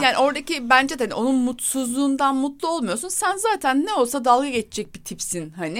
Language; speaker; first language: Turkish; native; Turkish